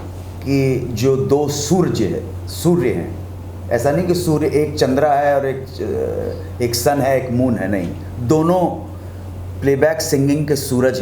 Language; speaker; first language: Hindi; native; Hindi